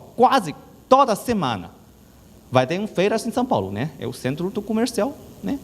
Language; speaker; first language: Portuguese; non-native, learner; Chinese